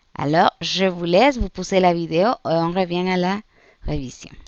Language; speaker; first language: French; non-native, fluent; Spanish